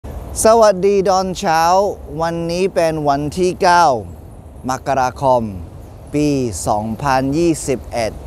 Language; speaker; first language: Thai; non-native, fluent; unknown